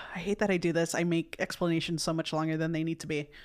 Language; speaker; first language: English; early bilingual, other home language; Spanish